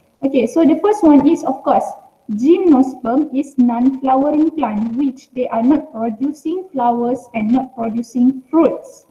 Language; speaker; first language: English; non-native, local second language; Malay